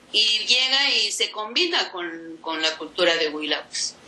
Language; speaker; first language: Spanish; non-native, local second language; Zapotec